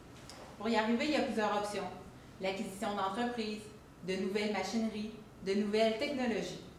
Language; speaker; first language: French; native; French